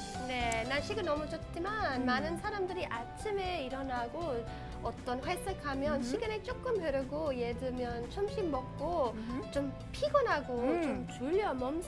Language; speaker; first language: Korean; non-native, fluent; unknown